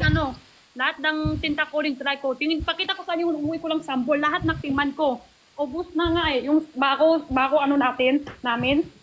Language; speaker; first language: Filipino; non-native, learner; Chinese